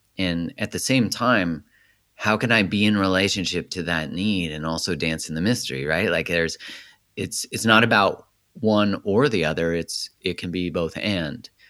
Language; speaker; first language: English; native; English